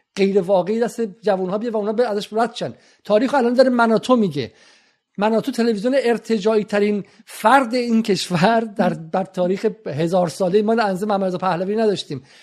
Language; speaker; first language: Persian; native; Persian